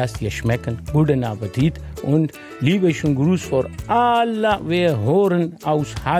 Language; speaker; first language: German; non-native, learner; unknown